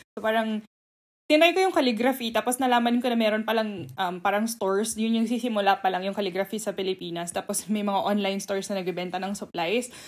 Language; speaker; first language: Filipino; native; Filipino